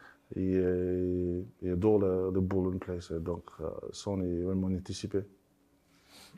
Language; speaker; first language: French; non-native, learner; English